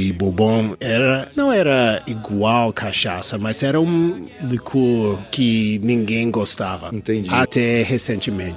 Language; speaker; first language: Portuguese; non-native, learner; English